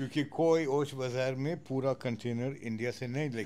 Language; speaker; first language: Hindi; non-native, local second language; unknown